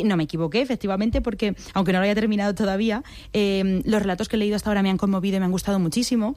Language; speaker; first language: Spanish; native; Spanish